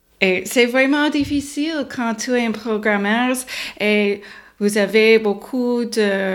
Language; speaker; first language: French; non-native, learner; English